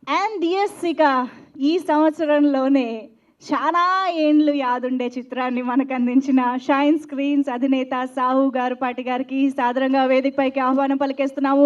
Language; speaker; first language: Telugu; native; Telugu